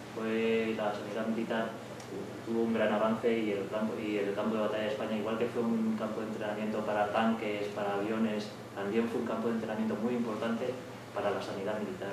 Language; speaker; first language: Spanish; native; Spanish